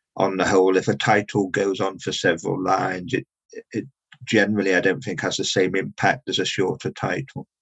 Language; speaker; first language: English; native; English